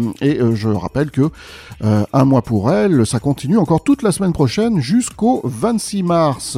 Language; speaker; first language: French; native; French